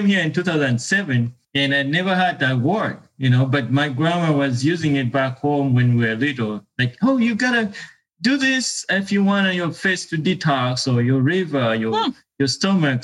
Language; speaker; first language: English; non-native, local second language; Ganda